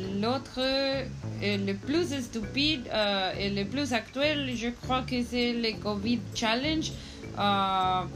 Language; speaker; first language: French; non-native, learner; Spanish